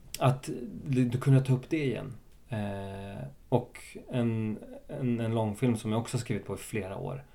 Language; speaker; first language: Swedish; early bilingual, other home language; Spanish